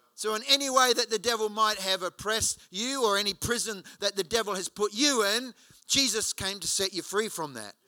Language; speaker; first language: English; native; English